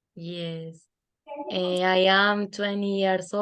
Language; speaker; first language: English; non-native, learner; Spanish